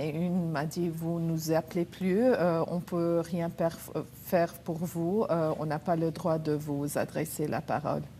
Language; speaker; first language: French; non-native, local second language; Arabic